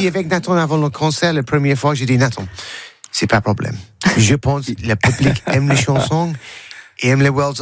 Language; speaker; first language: French; non-native, learner; English